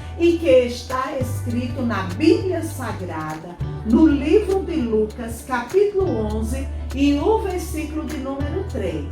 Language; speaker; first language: Portuguese; native; Portuguese